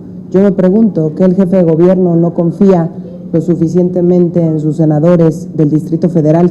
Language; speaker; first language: Spanish; native; Spanish